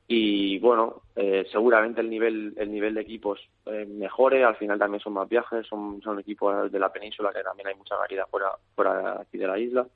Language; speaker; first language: Spanish; native; Spanish